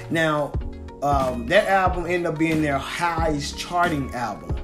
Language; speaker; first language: English; native; English